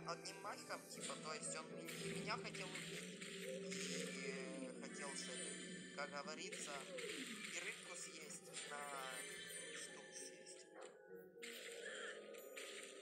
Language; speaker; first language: Russian; native; Russian